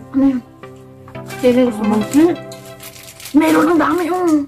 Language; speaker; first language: Filipino; non-native, local second language; Cebuano